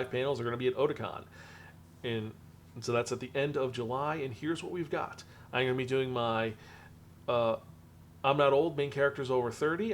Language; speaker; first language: English; native; English